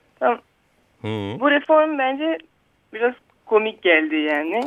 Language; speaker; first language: Turkish; early bilingual, heritage; Turkish